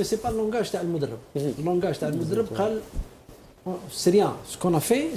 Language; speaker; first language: Arabic; native; Arabic